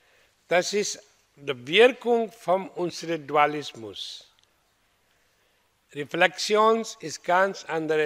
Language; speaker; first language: German; non-native, fluent; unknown